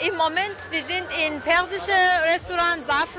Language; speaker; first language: German; non-native, learner; Persian